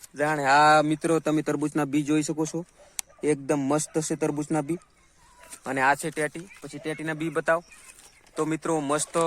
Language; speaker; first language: Gujarati; non-native, local second language; Rathawi